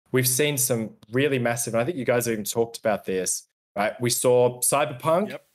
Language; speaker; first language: English; native; English